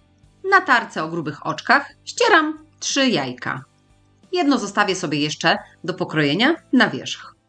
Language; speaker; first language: Polish; native; Polish